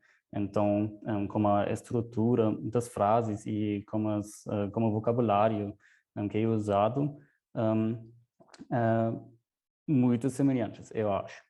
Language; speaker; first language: Portuguese; non-native, fluent; German